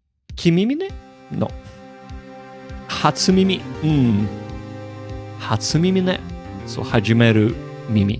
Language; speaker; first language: Japanese; non-native, learner; English